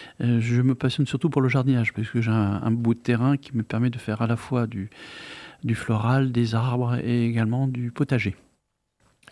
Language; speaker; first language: French; native; French